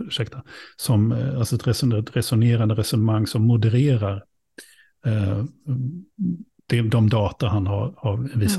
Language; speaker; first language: Swedish; native; Swedish